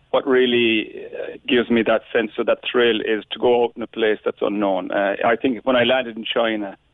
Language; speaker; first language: English; native; English